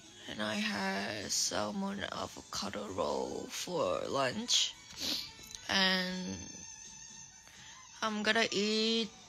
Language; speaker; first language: English; non-native, learner; Korean